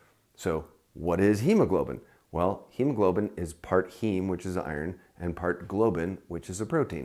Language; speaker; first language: English; native; English